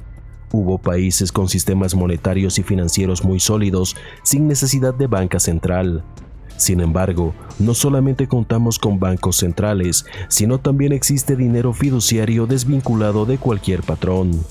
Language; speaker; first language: Spanish; native; Spanish